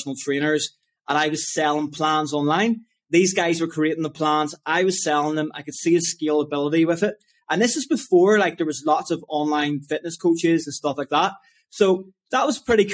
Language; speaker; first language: English; native; English